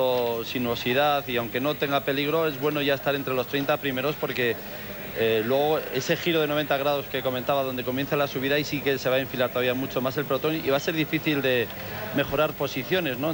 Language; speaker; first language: Spanish; native; Spanish